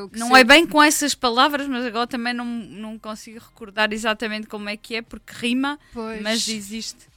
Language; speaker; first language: Portuguese; early bilingual, heritage; Portuguese